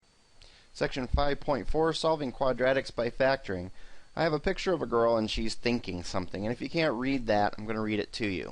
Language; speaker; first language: English; native; English